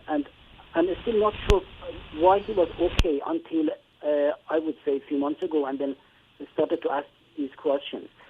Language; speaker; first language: English; non-native, fluent; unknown